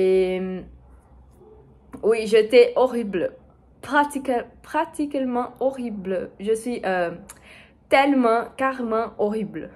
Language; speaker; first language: French; non-native, learner; Portuguese